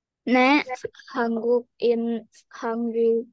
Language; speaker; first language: Korean; non-native, learner; Indonesian